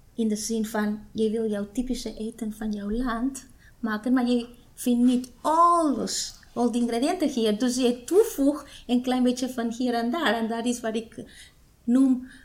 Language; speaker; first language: Dutch; non-native, fluent; Spanish